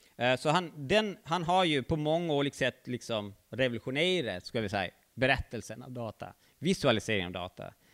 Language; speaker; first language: Swedish; native; Swedish